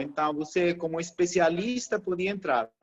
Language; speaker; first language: Portuguese; non-native, fluent; Spanish